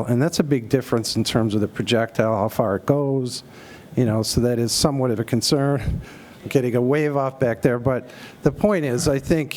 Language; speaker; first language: English; native; English